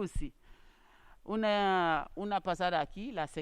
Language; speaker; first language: Spanish; non-native, learner; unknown